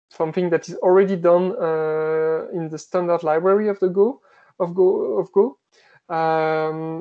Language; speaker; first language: English; non-native, fluent; French